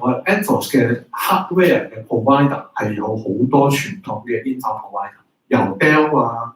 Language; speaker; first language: Chinese; native; Chinese